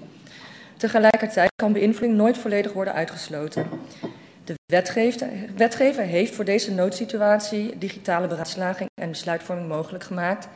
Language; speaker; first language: Dutch; native; Dutch